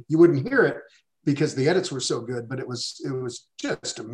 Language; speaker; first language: English; native; English